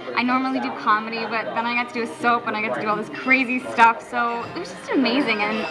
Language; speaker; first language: English; native; English